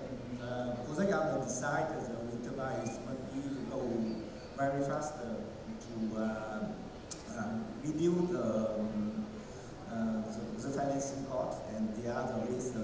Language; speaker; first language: English; non-native, learner; Vietnamese